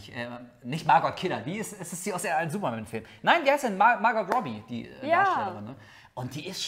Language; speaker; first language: German; native; German